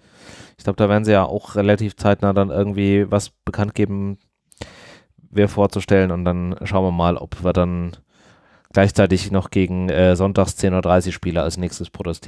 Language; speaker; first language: German; native; German